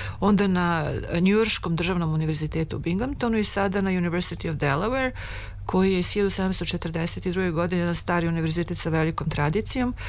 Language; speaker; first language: Serbian; native; Serbian